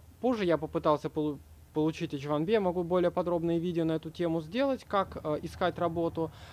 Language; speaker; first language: Russian; native; Russian